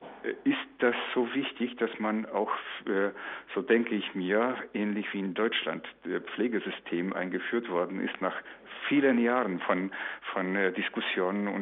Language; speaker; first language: German; non-native, fluent; Polish